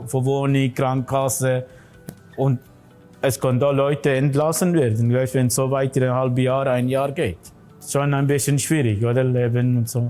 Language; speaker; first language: German; non-native, learner; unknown